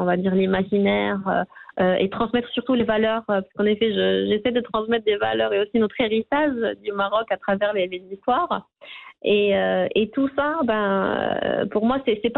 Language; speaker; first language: French; non-native, local second language; Arabic